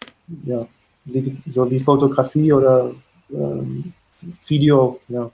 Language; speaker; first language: German; non-native, fluent; Dutch